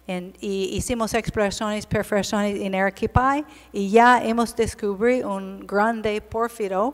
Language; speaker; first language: Spanish; non-native, learner; English